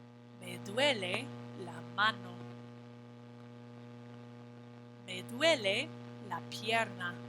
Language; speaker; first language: Spanish; non-native, fluent; English